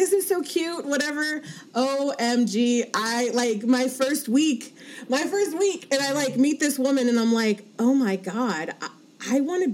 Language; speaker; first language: English; native; English